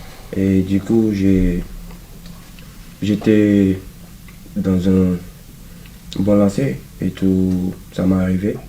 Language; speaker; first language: French; non-native, local second language; Wolof